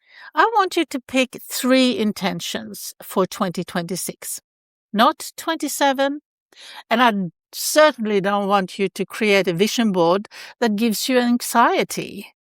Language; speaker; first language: English; non-native, fluent; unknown